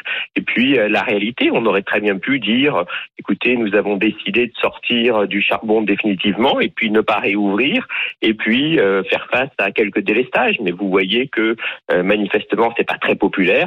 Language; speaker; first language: French; native; French